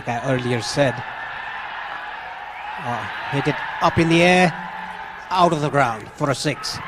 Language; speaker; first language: English; non-native, fluent; Nepali